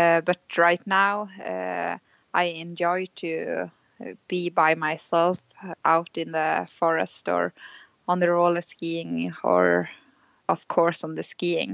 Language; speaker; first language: English; non-native, fluent; Swedish